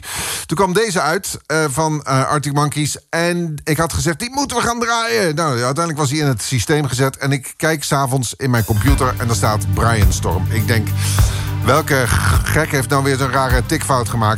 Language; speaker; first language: Dutch; native; Dutch